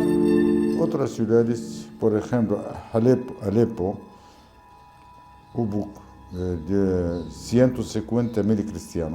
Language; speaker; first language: Portuguese; non-native, learner; Arabic